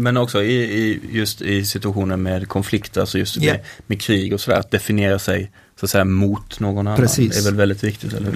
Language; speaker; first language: Swedish; native; Swedish